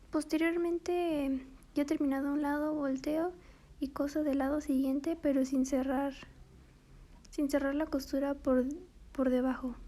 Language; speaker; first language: Spanish; native; Spanish